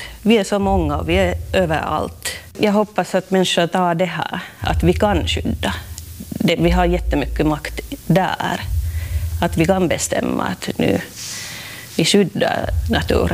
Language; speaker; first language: Swedish; non-native, fluent; Finnish